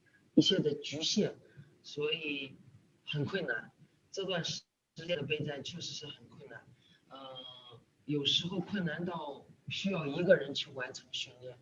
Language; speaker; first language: Chinese; native; Chinese